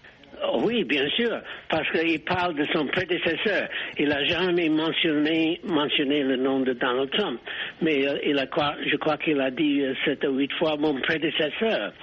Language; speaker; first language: French; non-native, fluent; English